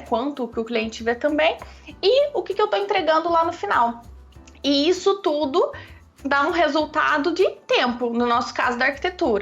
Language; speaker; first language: Portuguese; native; Portuguese